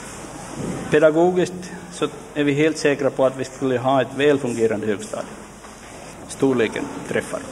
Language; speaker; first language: Swedish; native; Swedish